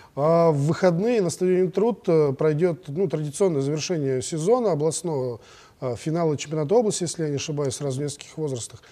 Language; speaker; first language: Russian; native; Russian